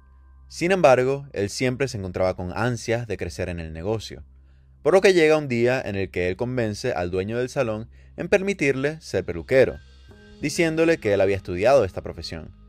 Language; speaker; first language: Spanish; native; Spanish